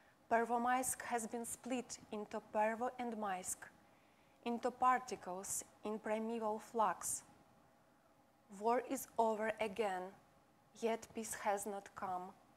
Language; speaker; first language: English; non-native, fluent; Russian